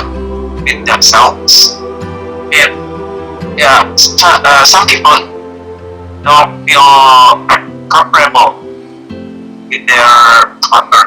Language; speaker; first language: English; non-native, learner; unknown